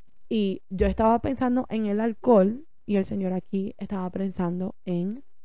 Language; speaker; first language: Spanish; early bilingual, heritage; Spanish